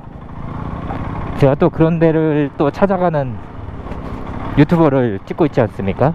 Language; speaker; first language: Korean; native; Korean